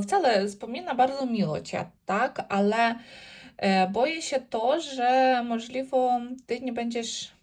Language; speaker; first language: Polish; non-native, learner; Ukrainian